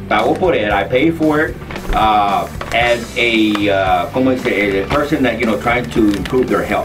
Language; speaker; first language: English; early bilingual, other home language; Spanish